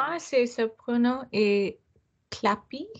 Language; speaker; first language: French; non-native, learner; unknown